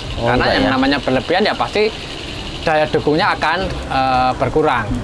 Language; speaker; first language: Indonesian; native; Indonesian